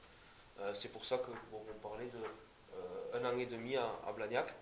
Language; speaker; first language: French; native; French